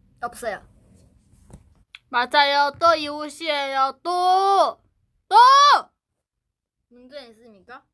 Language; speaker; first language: Korean; non-native, learner; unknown